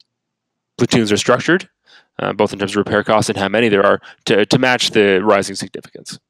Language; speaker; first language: English; native; English